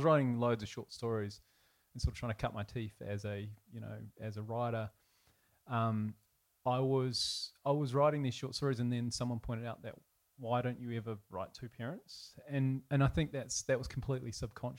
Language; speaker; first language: English; native; English